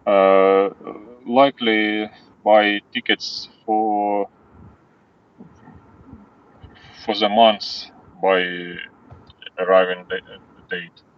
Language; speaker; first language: English; non-native, learner; Ukrainian